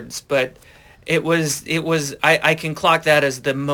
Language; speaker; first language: English; native; English